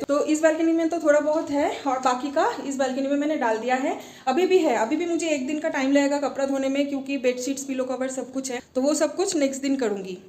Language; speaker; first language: Hindi; non-native, local second language; Bangla